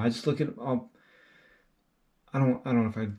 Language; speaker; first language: English; native; English